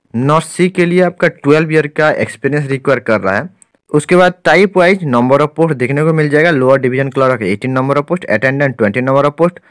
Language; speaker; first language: Hindi; non-native, local second language; Bangla